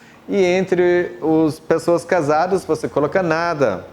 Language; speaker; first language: Portuguese; non-native, fluent; German